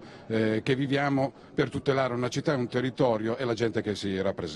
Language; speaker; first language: Italian; native; Italian